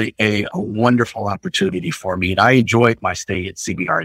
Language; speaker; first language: English; native; English